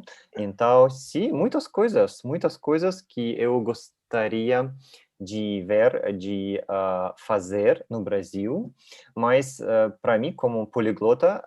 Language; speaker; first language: Portuguese; non-native, learner; Russian